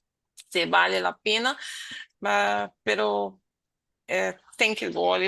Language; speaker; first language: Spanish; non-native, learner; Portuguese